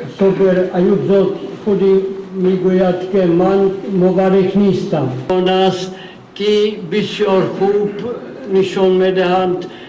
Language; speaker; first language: Tajik; non-native, learner; Czech